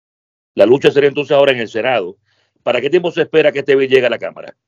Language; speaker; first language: Spanish; native; Spanish